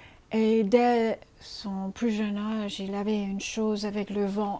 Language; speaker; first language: French; non-native, fluent; English